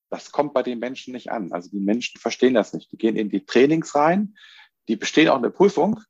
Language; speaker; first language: German; non-native, fluent; Spanish